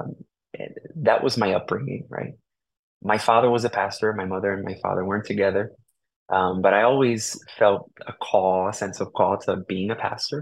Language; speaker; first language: English; early bilingual, other home language; Spanish